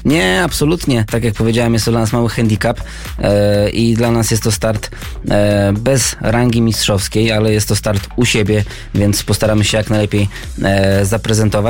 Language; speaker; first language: Polish; native; Polish